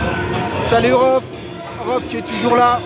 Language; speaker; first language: French; native; French